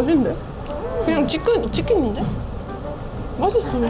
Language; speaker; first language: Korean; non-native, fluent; Estonian